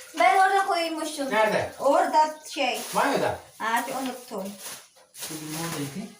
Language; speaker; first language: Turkish; non-native, learner; Filipino